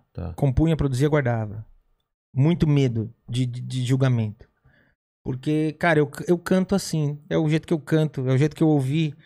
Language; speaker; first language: Portuguese; native; Portuguese